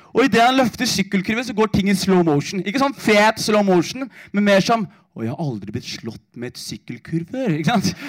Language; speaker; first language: Norwegian; early bilingual, other home language; Somali